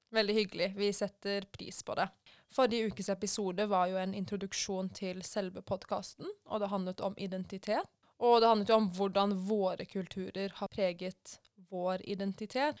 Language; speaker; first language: Norwegian; early bilingual, other home language; Persian